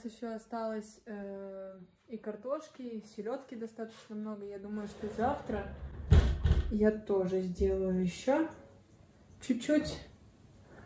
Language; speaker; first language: Russian; native; Russian